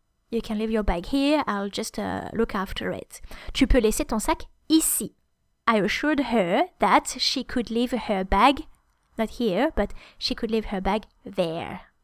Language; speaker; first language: English; non-native, fluent; French